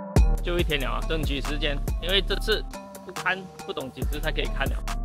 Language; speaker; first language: Chinese; native; Chinese